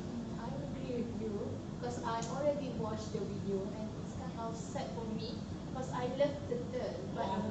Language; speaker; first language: English; non-native, local second language; Malay